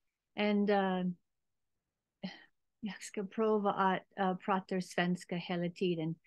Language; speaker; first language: Swedish; non-native, learner; English